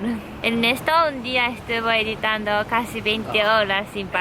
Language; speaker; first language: Spanish; non-native, fluent; Japanese